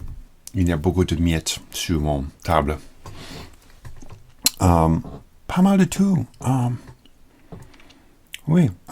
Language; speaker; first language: French; non-native, learner; English